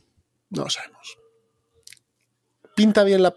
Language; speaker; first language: Spanish; native; Spanish